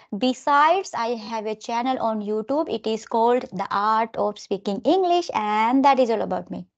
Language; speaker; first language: English; non-native, local second language; Hindi